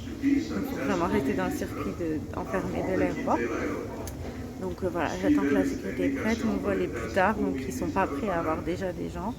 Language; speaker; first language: French; native; French